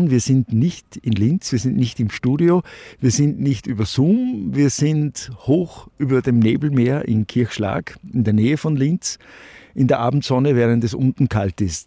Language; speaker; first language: German; native; German